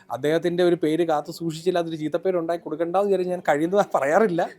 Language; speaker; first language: Malayalam; native; Malayalam